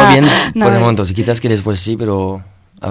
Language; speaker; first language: Spanish; non-native, learner; French